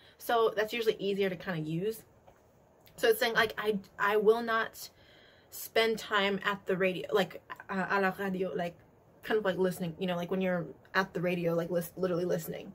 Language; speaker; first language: English; native; English